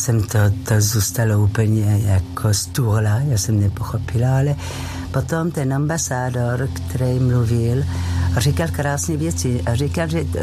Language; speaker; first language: Czech; non-native, fluent; French